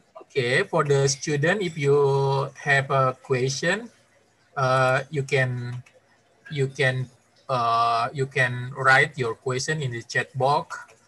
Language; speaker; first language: English; non-native, fluent; Indonesian